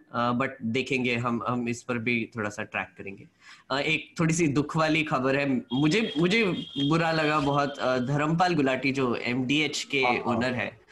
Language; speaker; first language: Hindi; non-native, local second language; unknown